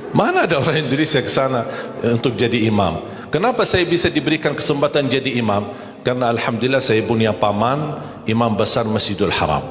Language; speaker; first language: Malay; non-native, fluent; Arabic